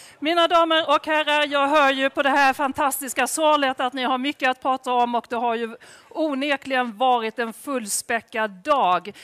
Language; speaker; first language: Swedish; native; Swedish